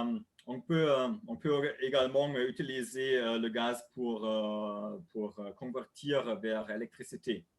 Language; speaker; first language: French; non-native, learner; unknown